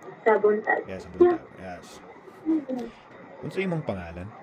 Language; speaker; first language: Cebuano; non-native, learner; English